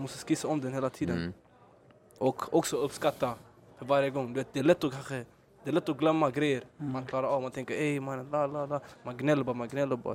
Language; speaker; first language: Swedish; early bilingual, other home language; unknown